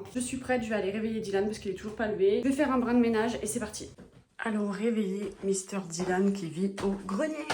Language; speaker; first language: French; native; French